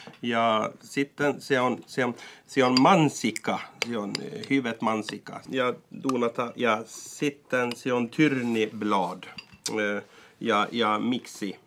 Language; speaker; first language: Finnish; non-native, local second language; Swedish